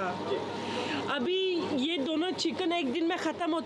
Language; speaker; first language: Hindi; non-native, learner; Turkish